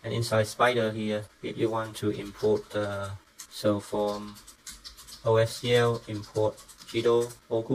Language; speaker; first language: English; non-native, fluent; Vietnamese